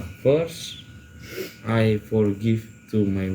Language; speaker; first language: English; non-native, learner; Indonesian